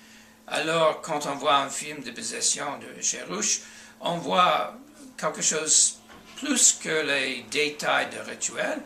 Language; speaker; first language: French; non-native, fluent; English